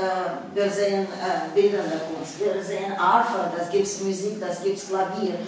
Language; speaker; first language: German; non-native, fluent; Russian